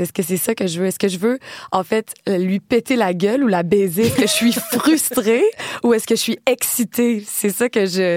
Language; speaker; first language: French; native; French